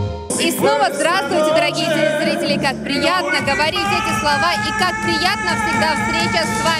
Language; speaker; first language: Russian; native; Russian